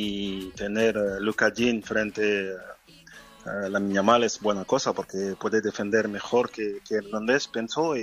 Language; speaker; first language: Spanish; non-native, fluent; French